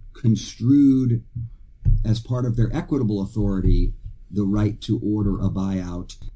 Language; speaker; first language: English; native; English